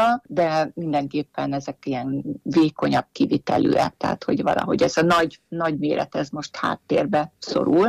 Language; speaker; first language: Hungarian; native; Hungarian